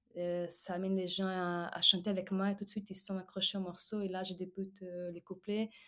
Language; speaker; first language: French; non-native, fluent; Portuguese